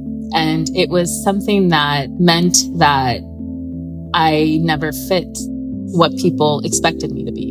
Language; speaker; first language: English; native; English